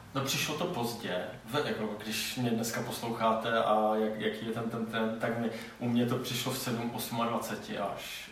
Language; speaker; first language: Czech; non-native, local second language; Polish